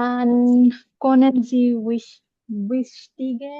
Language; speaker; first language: German; non-native, learner; Bangla